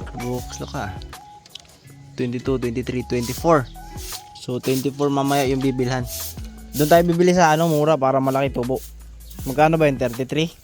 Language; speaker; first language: Filipino; non-native, local second language; Cebuano